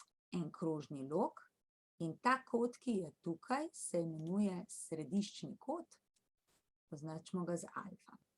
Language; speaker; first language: Slovenian; native; Slovenian